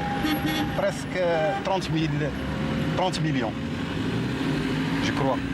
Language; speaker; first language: French; non-native, local second language; Arabic